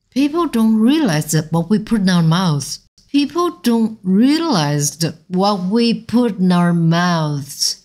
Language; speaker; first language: English; non-native, fluent; Chinese